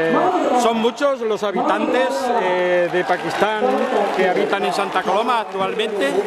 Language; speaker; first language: Spanish; native; Spanish